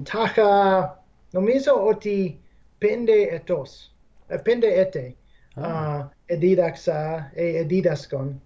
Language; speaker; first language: Greek; non-native, fluent; English